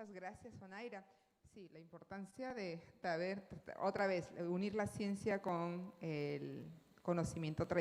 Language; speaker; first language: Spanish; native; Spanish